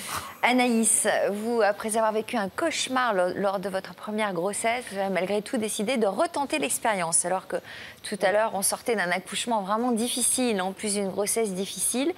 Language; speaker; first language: French; native; French